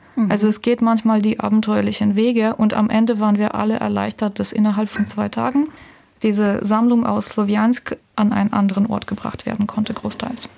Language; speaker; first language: German; non-native, fluent; Ukrainian